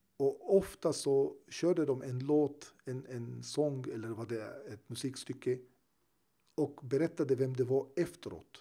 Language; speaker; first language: Swedish; early bilingual, other home language; Turoyo